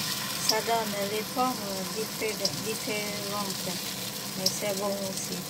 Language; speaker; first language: French; non-native, fluent; Vietnamese